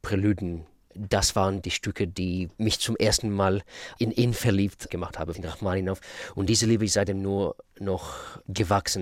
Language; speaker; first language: German; non-native, fluent; Russian